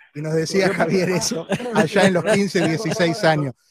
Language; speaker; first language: Spanish; native; Spanish